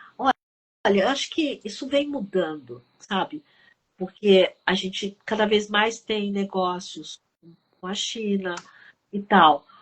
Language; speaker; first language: Portuguese; early bilingual, other home language; Chinese